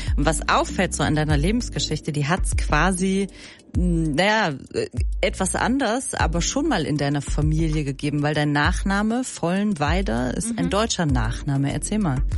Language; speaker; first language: German; native; German